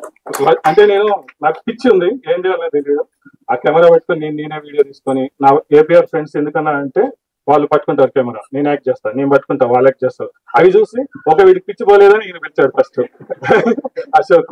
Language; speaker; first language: Telugu; native; Telugu